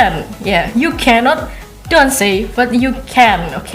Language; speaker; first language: English; non-native, learner; Indonesian